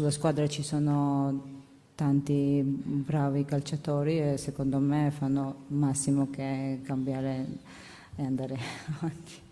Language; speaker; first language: Italian; non-native, learner; Georgian